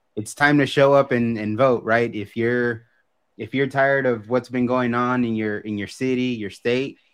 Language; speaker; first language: English; early bilingual, other home language; Spanish